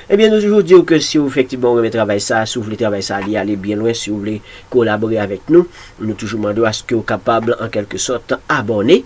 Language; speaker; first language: French; non-native, local second language; Haitian Creole